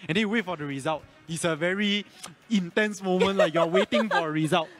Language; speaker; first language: English; non-native, local second language; Chinese